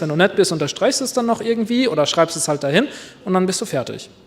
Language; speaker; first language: German; native; German